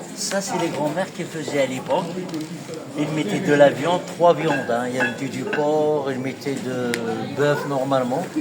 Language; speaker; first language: French; non-native, local second language; Kabyle